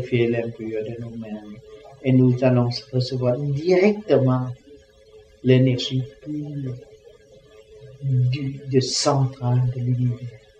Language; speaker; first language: French; non-native, learner; Vietnamese